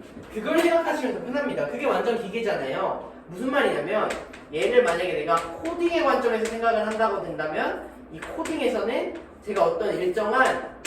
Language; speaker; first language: Korean; native; Korean